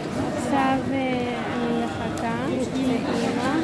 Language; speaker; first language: Hebrew; early bilingual, other home language; Russian